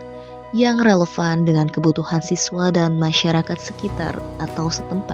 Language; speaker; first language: Indonesian; native; Indonesian